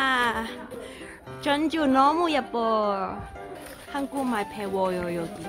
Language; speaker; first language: Korean; non-native, learner; Cantonese